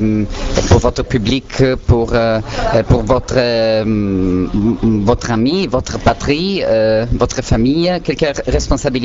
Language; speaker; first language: French; non-native, learner; Italian